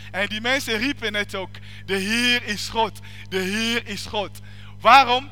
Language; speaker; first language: Dutch; non-native, fluent; French